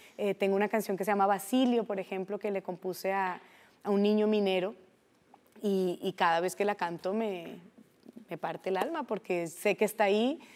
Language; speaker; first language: Spanish; native; Spanish